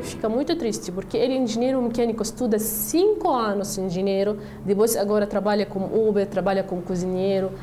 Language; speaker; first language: Portuguese; non-native, learner; Arabic